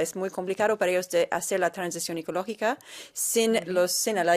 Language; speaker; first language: Spanish; non-native, fluent; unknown